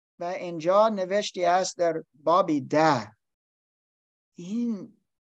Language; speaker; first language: Persian; non-native, learner; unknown